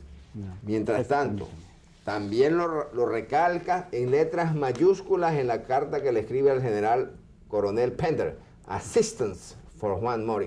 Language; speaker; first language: Spanish; native; Spanish